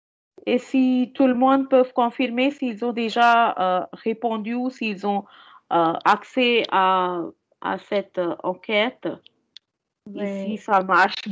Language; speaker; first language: French; non-native, fluent; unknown